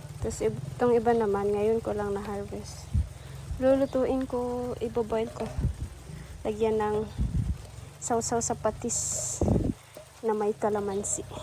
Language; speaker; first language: Filipino; non-native, local second language; Cebuano